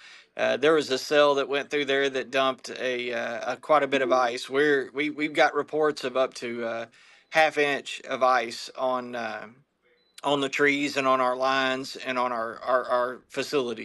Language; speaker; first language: English; native; English